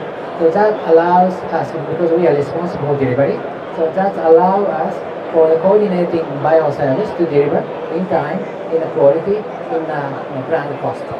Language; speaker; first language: English; non-native, fluent; Japanese